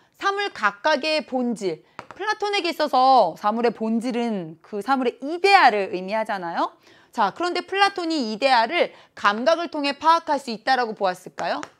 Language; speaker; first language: Korean; native; Korean